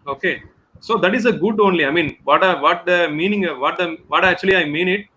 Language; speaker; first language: English; non-native, local second language; Tamil